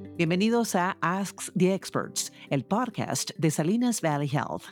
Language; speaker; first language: Spanish; native; Spanish